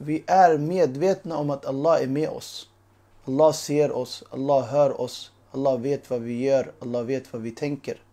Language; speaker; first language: Swedish; early bilingual, other home language; Urdu